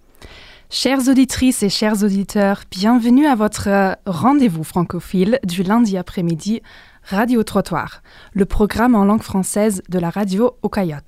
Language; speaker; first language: French; non-native, fluent; German